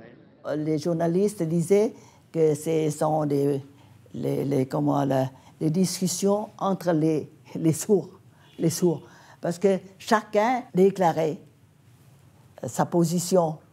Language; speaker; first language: French; non-native, fluent; Vietnamese